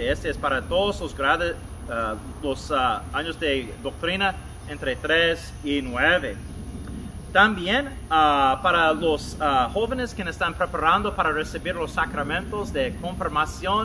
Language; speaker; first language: Spanish; non-native, fluent; English